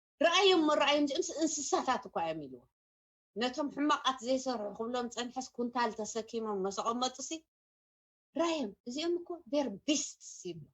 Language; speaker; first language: Tigrinya; native; Tigrinya